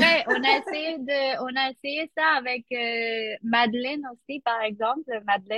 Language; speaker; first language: French; non-native, learner; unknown